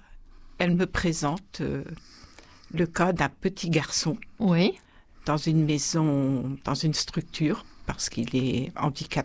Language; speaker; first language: French; native; French